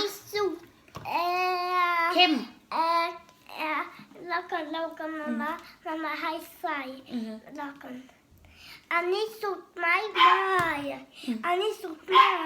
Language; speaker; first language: Thai; early bilingual, heritage; Thai